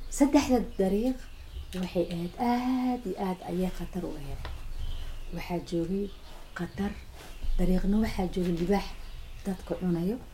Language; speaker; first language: French; non-native, learner; Somali